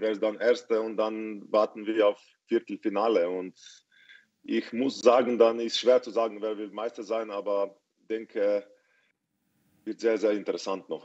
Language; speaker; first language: German; non-native, fluent; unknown